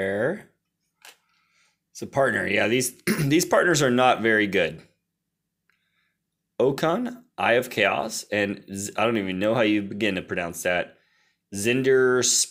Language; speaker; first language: English; native; English